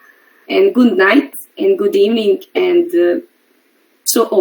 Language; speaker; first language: English; non-native, learner; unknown